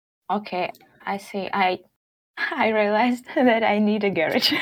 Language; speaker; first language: English; non-native, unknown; Russian